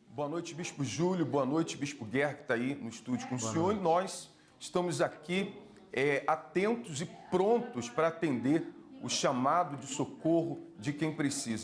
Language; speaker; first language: Portuguese; native; Portuguese